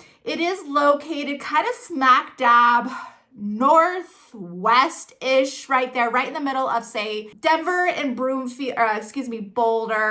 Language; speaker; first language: English; native; English